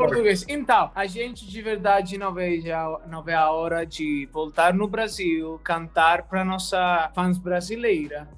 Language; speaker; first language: Portuguese; non-native, learner; Italian